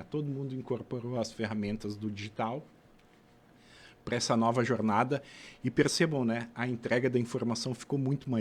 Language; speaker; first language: Portuguese; native; Portuguese